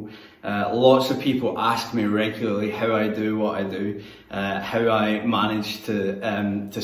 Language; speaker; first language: English; native; English